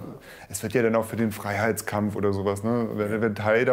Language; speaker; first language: German; native; German